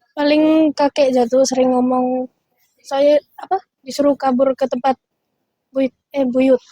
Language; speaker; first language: Indonesian; early bilingual, heritage; Indonesian